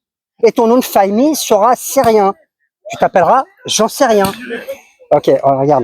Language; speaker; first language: French; native; French